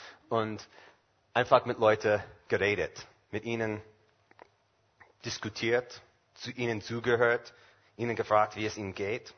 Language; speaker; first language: German; non-native, fluent; English